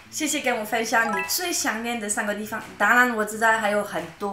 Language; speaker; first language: Chinese; non-native, fluent; French